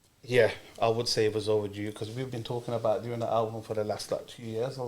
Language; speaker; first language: English; native; English